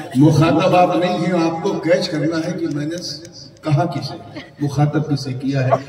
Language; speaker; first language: Urdu; native; Urdu